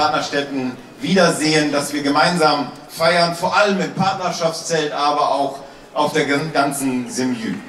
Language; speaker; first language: German; native; German